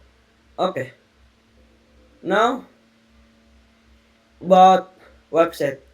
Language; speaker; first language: English; non-native, learner; Indonesian